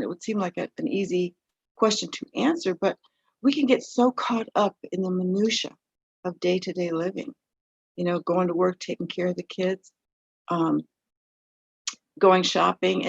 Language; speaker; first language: English; native; English